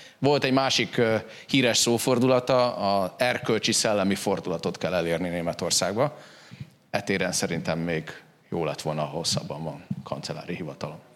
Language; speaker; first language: Hungarian; native; Hungarian